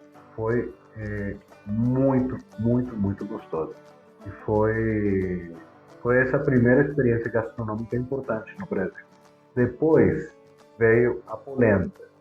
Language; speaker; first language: Portuguese; non-native, fluent; Spanish